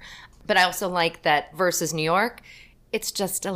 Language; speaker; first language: English; native; English